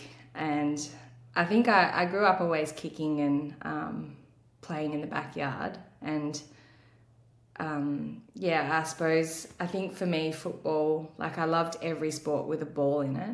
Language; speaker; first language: English; native; English